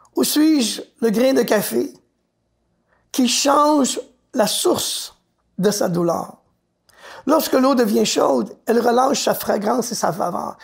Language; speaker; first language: French; native; French